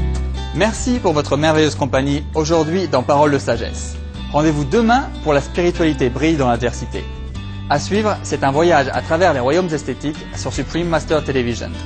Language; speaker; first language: French; native; French